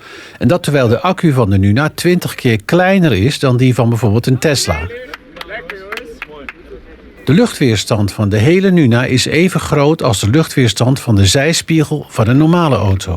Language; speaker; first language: Dutch; native; Dutch